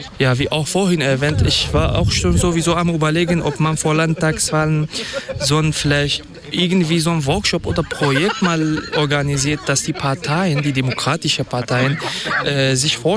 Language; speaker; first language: German; non-native, fluent; Kurdish